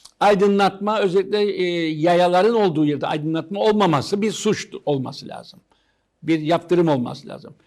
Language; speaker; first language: Turkish; native; Turkish